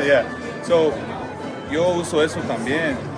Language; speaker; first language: Spanish; early bilingual, heritage; Spanish